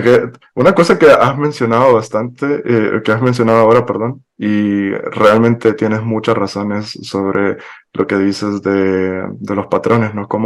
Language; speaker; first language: Spanish; native; Spanish